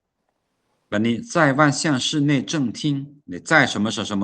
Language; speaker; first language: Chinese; non-native, fluent; Lao